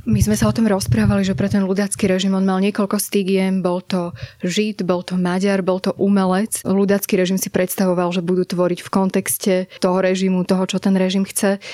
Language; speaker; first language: Slovak; native; Slovak